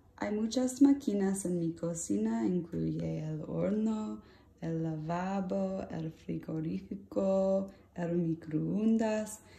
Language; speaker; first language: Spanish; non-native, learner; English